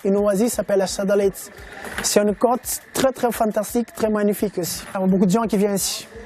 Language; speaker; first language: French; non-native, learner; Kabuverdianu